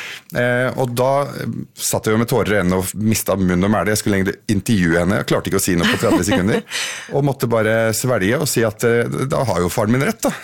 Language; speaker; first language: Norwegian; early bilingual, other home language; Arabic